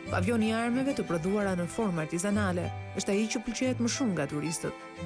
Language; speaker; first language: Albanian; native; Albanian